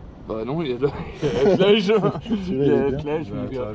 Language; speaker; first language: French; native; French